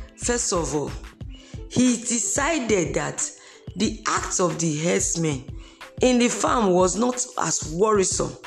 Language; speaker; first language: English; non-native, local second language; Esan